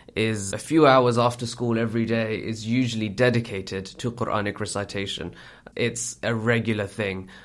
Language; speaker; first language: English; native; English